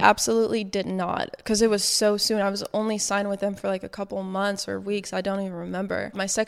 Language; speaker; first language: English; non-native, fluent; Dutch